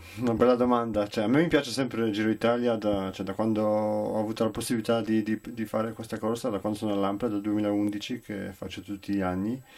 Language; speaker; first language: Italian; non-native, fluent; Polish